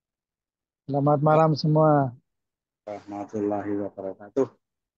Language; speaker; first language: Indonesian; native; Indonesian